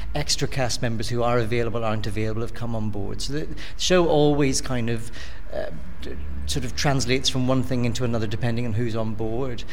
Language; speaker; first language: English; native; English